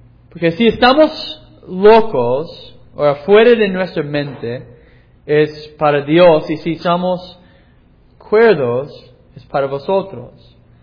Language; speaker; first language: Spanish; non-native, fluent; English